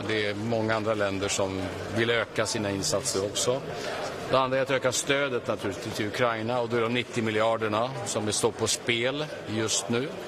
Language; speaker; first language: Swedish; native; Swedish